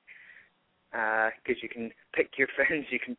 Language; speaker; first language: English; native; English